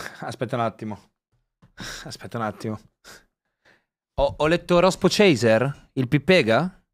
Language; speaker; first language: Italian; native; Italian